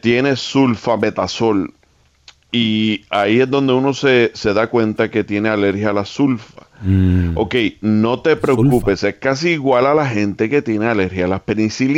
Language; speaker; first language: Spanish; early bilingual, heritage; Spanish